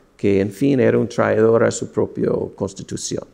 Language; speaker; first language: Spanish; non-native, fluent; English